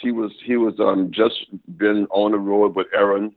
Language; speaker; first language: English; native; English